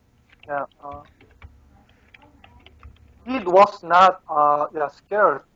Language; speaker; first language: English; non-native, learner; Korean